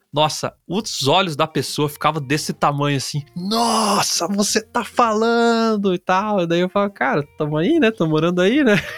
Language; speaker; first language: Portuguese; native; Portuguese